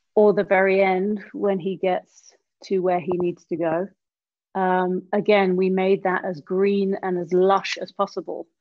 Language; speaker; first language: English; native; English